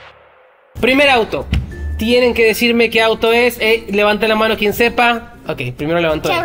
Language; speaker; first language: Spanish; native; Spanish